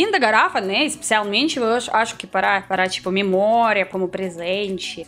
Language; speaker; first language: Portuguese; non-native, learner; Russian